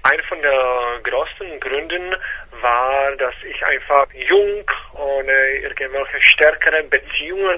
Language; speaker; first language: German; non-native, fluent; Czech